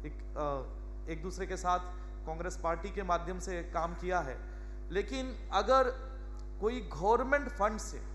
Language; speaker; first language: Hindi; non-native, local second language; Marathi